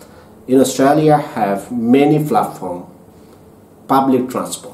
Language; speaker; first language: English; non-native, learner; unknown